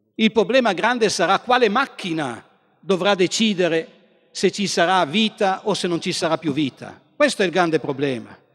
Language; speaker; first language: Italian; native; Italian